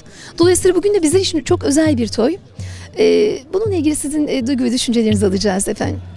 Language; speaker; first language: Turkish; native; Turkish